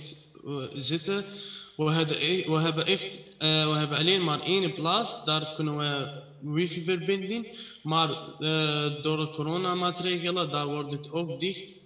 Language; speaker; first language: Dutch; non-native, learner; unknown